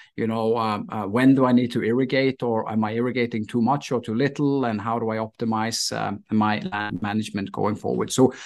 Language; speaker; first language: English; non-native, fluent; Norwegian